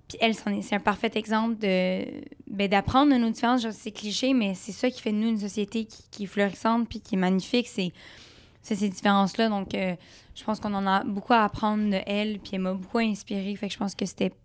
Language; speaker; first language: French; native; French